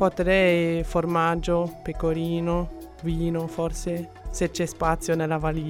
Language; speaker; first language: Italian; non-native, fluent; German